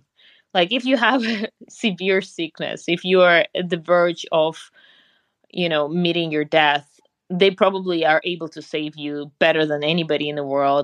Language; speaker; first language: English; non-native, fluent; Russian